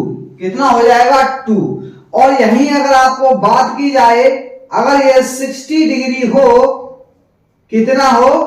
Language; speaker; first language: Hindi; native; Hindi